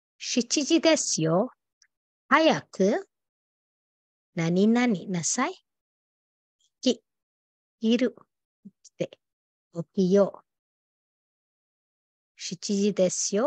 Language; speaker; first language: Japanese; non-native, fluent; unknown